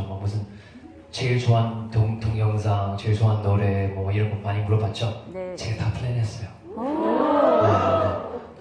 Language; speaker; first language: Korean; non-native, fluent; English